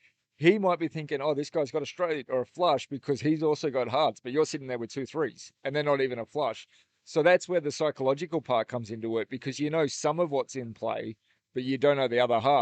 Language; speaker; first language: English; native; English